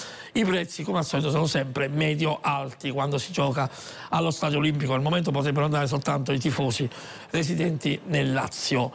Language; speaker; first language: Italian; native; Italian